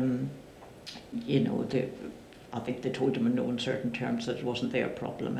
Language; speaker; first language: English; native; English